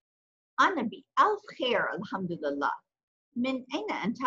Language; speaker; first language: Arabic; non-native, fluent; English